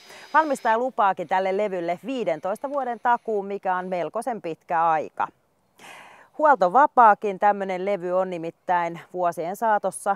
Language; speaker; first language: Finnish; native; Finnish